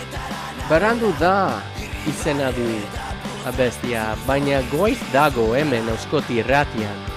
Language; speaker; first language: Basque; non-native, learner; English